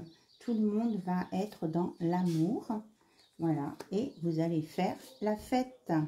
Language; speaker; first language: French; native; French